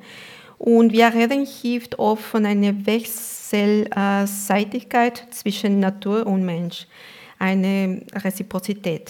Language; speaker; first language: German; non-native, fluent; Spanish